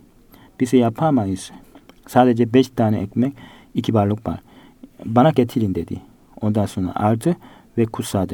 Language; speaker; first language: Turkish; non-native, fluent; Korean